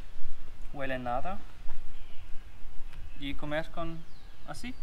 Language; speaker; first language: Spanish; non-native, learner; German